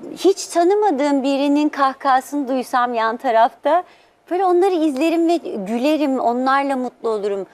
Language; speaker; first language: Turkish; native; Turkish